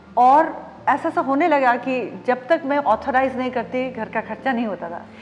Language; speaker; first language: Hindi; non-native, local second language; Odia